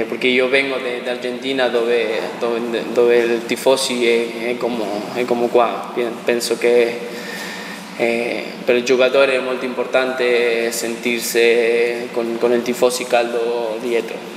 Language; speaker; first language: Italian; non-native, learner; Spanish